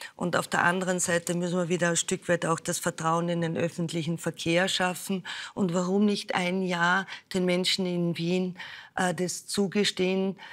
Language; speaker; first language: German; native; German